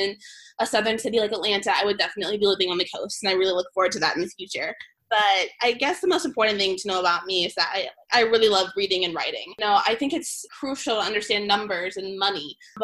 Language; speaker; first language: English; native; English